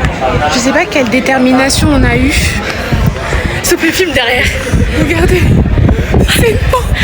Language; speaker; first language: French; native; French